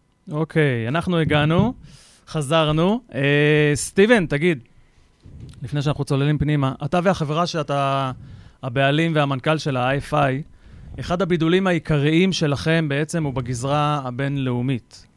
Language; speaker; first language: Hebrew; native; Hebrew